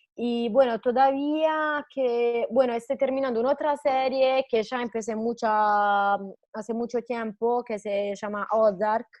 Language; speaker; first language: Spanish; non-native, fluent; Italian